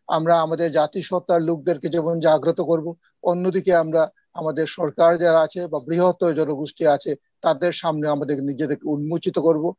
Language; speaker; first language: Bangla; non-native, local second language; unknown